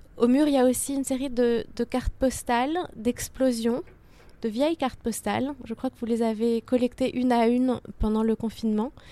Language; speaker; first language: French; native; French